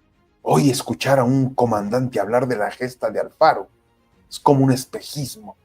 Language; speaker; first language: Spanish; native; Spanish